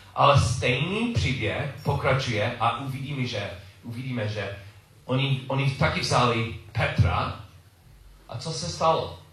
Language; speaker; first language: Czech; non-native, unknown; English